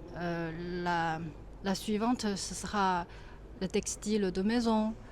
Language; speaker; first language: French; non-native, fluent; Chinese